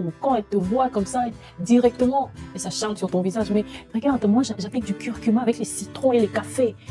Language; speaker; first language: French; non-native, local second language; Lingala